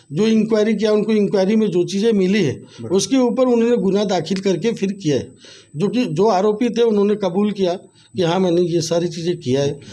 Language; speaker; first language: Hindi; native; Hindi